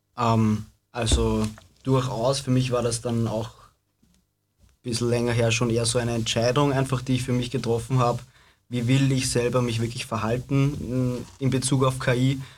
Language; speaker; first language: German; native; German